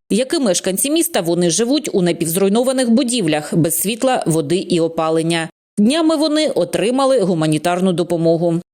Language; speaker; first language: Ukrainian; native; Ukrainian